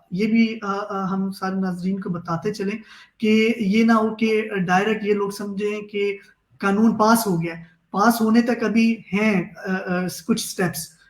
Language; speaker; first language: Urdu; native; Urdu